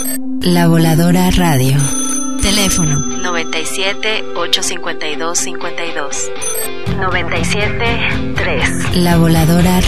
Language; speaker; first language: Spanish; native; Spanish